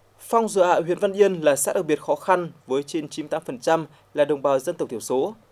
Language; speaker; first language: Vietnamese; native; Vietnamese